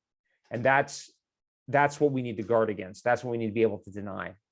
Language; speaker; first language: English; native; English